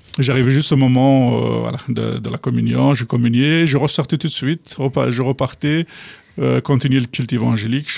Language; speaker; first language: French; non-native, local second language; Kabyle